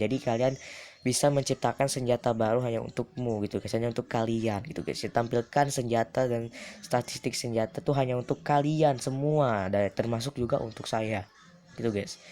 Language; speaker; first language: Indonesian; native; Indonesian